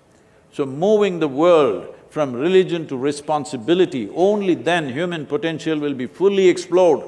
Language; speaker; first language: English; non-native, local second language; Kannada